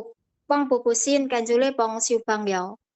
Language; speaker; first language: Cantonese; non-native, learner; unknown